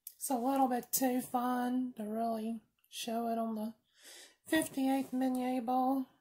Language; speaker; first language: English; native; English